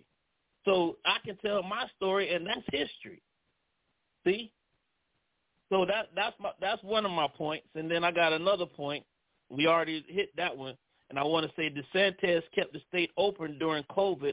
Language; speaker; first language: English; native; English